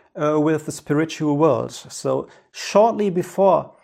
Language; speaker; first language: English; non-native, fluent; German